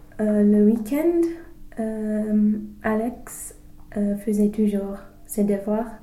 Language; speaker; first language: French; non-native, learner; English